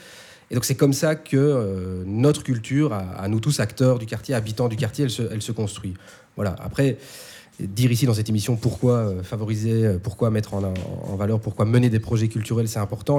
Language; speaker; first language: French; native; French